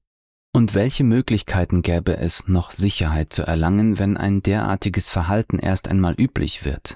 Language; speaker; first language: German; native; German